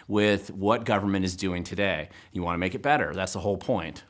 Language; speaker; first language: English; native; English